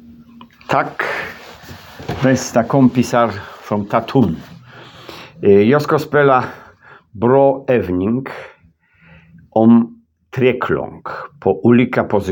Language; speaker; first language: Swedish; non-native, learner; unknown